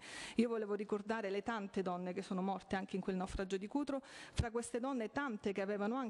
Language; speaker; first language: Italian; native; Italian